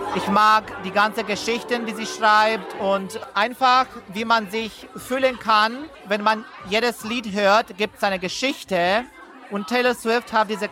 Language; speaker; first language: German; non-native, learner; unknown